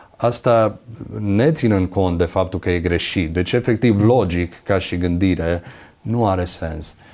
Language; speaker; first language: Romanian; early bilingual, other home language; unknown